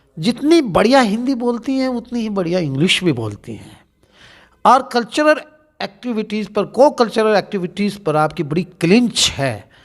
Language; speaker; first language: Hindi; native; Hindi